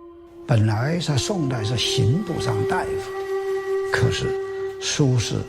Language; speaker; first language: Chinese; native; Chinese